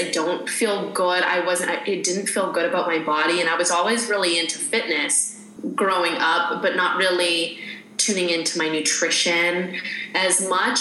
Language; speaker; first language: English; native; English